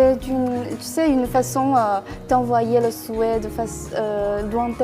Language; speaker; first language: French; non-native, fluent; Chinese